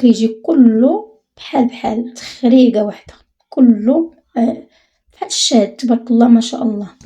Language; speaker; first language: Arabic; native; Arabic